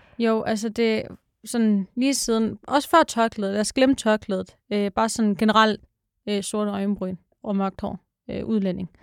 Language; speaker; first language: Danish; early bilingual, other home language; Arabic